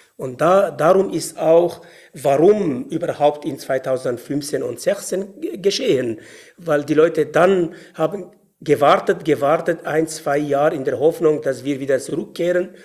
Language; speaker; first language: German; non-native, fluent; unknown